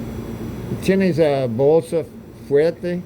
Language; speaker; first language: Spanish; non-native, learner; English